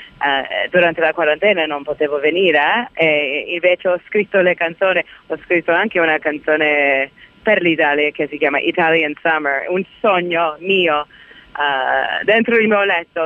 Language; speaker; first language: Italian; early bilingual, heritage; Italian